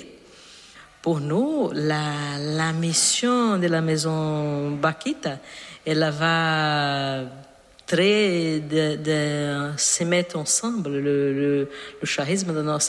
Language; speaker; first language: French; non-native, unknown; Portuguese